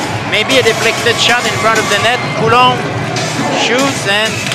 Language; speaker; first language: English; non-native, fluent; French